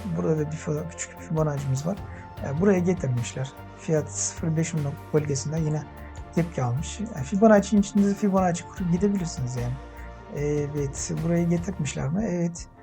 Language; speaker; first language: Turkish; non-native, fluent; Uzbek